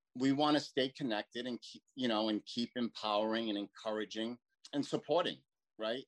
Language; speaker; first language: English; native; English